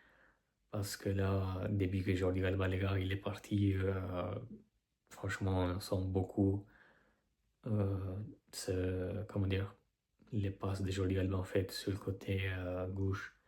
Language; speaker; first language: French; non-native, fluent; Albanian